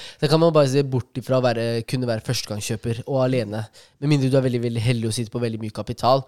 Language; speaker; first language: Norwegian; early bilingual, other home language; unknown